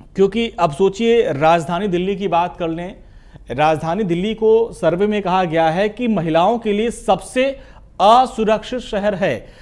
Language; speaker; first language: Hindi; native; Hindi